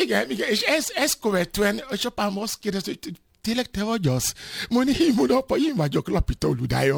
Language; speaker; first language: Hungarian; non-native, fluent; Yoruba